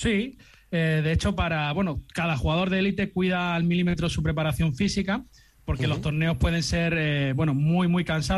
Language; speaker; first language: Spanish; native; Spanish